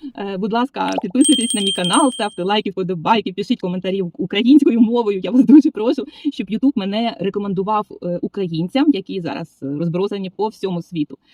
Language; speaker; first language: Ukrainian; native; Ukrainian